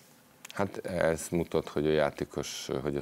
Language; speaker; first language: Hungarian; non-native, fluent; Serbian